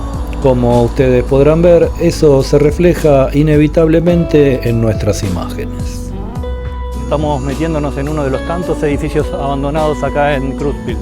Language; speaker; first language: Spanish; native; Spanish